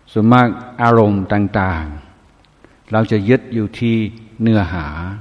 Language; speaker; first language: Thai; non-native, fluent; English